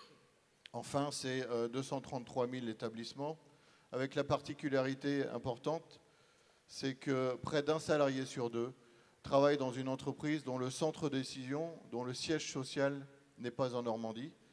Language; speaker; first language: French; native; French